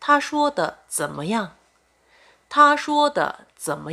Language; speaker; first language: Chinese; non-native, fluent; Korean